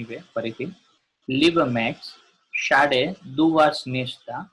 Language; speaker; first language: German; non-native, learner; Gujarati